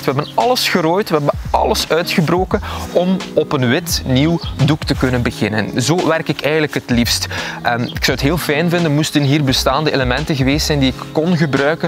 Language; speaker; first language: Dutch; native; Dutch